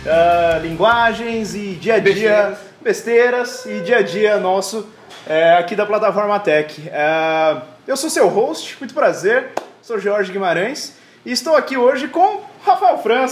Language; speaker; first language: Portuguese; native; Portuguese